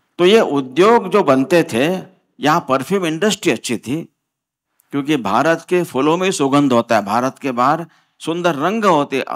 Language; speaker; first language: Hindi; non-native, local second language; Marathi